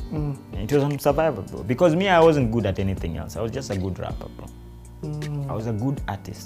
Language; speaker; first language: English; non-native, local second language; Swahili